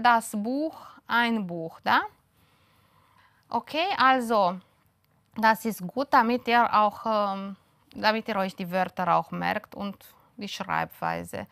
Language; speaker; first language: German; non-native, fluent; Romanian